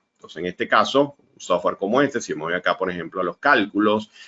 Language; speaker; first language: Spanish; native; Spanish